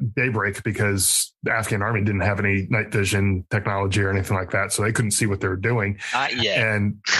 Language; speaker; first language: English; native; English